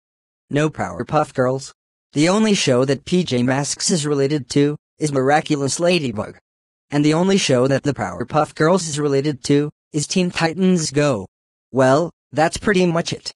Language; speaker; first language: English; native; English